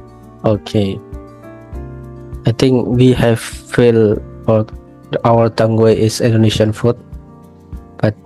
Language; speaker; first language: English; non-native, learner; Indonesian